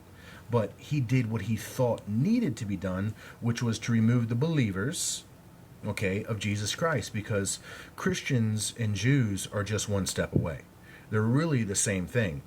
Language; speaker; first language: English; native; English